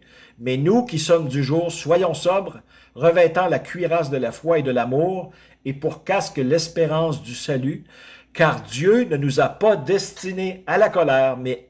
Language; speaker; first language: French; native; French